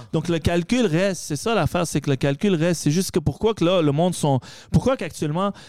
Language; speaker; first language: French; early bilingual, other home language; Arabic